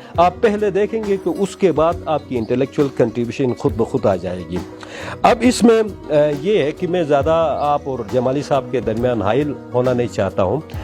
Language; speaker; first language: Urdu; non-native, local second language; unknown